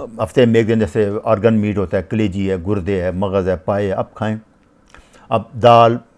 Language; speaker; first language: Urdu; native; Urdu